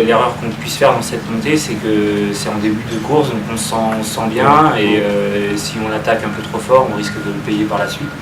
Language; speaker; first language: French; native; French